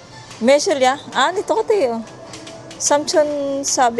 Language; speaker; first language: Korean; non-native, learner; Filipino